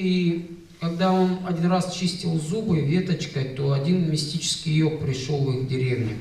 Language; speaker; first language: Russian; native; Russian